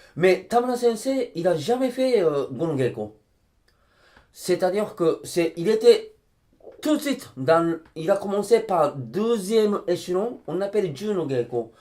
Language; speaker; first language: French; non-native, fluent; Japanese